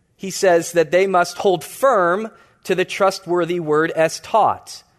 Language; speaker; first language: English; native; English